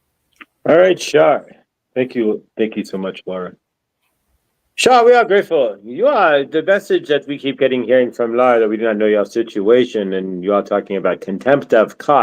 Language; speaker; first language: English; native; English